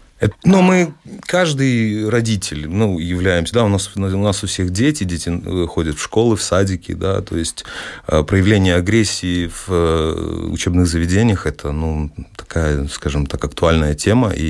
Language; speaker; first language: Russian; native; Russian